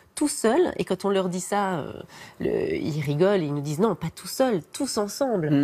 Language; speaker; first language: French; native; French